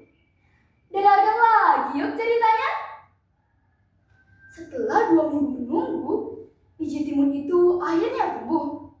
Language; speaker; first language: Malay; non-native, local second language; Balinese